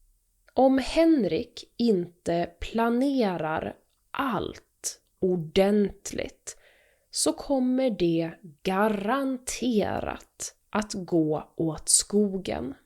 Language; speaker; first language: Swedish; native; Swedish